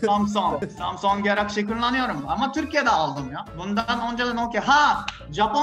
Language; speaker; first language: Turkish; non-native, fluent; Japanese